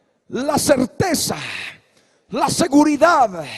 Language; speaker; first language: Spanish; native; Spanish